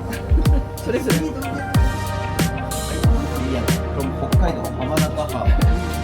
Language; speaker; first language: Japanese; native; Japanese